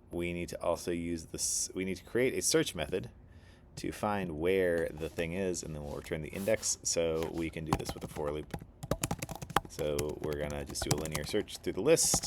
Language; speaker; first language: English; native; English